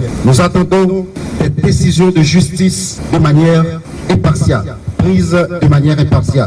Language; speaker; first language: French; non-native, local second language; Haitian Creole